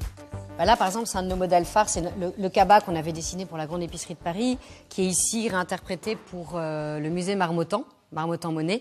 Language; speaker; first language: French; native; French